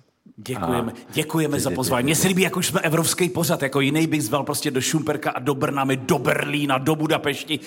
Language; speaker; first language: Czech; native; Czech